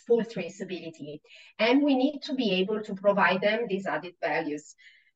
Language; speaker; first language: English; non-native, fluent; Italian